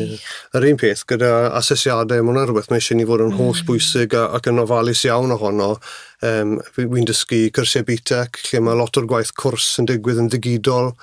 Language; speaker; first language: Welsh; native; Welsh